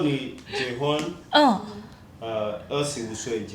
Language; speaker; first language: Chinese; non-native, fluent; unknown